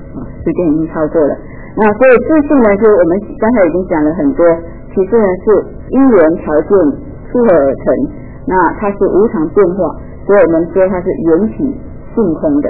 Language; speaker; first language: Chinese; native; Chinese